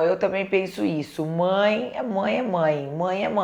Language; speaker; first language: Portuguese; native; Portuguese